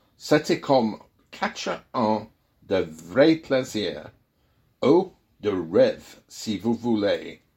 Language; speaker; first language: French; non-native, fluent; English